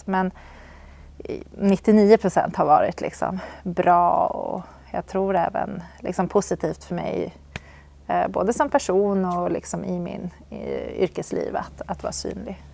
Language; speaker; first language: Swedish; native; Swedish